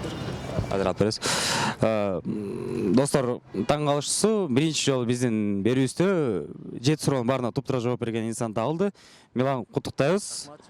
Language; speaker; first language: Kyrgyz; native; Kyrgyz